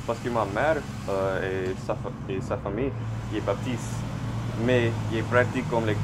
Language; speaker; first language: French; non-native, learner; English